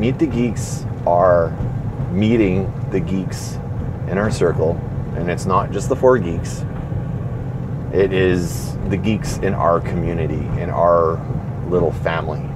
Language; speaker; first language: English; native; English